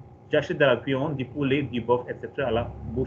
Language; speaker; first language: French; non-native, fluent; Hindi